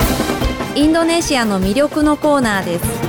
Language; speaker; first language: Japanese; non-native, fluent; Indonesian